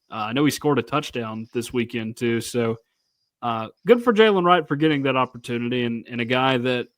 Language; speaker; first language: English; native; English